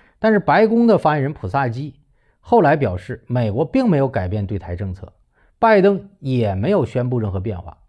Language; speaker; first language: Chinese; native; Chinese